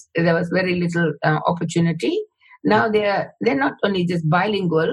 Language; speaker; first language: English; non-native, local second language; Tamil